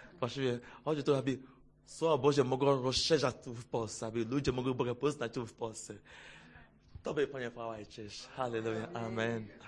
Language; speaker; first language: Polish; non-native, fluent; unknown